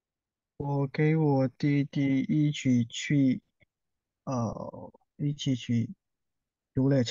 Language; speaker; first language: Chinese; non-native, learner; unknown